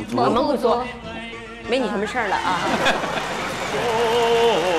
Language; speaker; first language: Chinese; native; Chinese